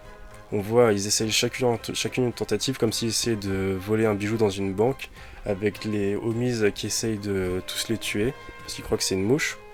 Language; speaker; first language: French; native; French